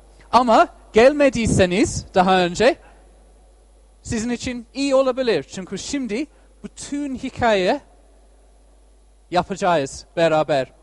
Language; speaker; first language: Turkish; non-native, fluent; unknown